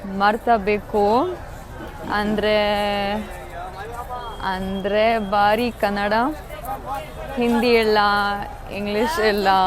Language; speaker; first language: Kannada; non-native, learner; English